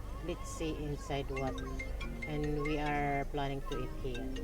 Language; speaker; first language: English; non-native, learner; Filipino